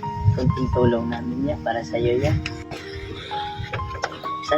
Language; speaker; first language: Filipino; non-native, local second language; Cebuano